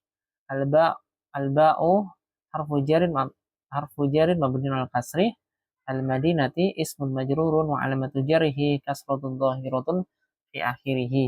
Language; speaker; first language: Arabic; non-native, fluent; Indonesian